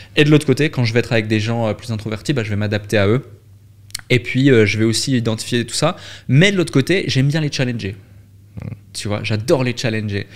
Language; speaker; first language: French; native; French